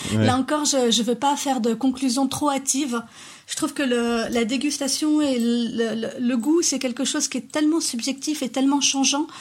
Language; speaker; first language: French; native; French